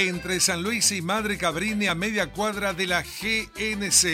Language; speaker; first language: Spanish; native; Spanish